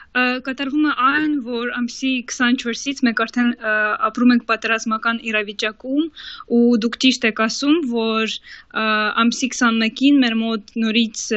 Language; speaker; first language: Armenian; early bilingual, heritage; Armenian